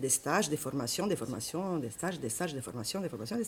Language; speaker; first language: French; non-native, fluent; Italian